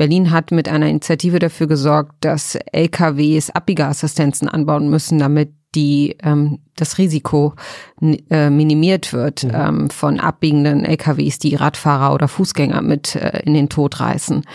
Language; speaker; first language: German; early bilingual, other home language; Arabic